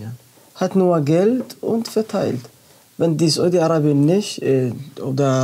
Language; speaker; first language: German; non-native, learner; Arabic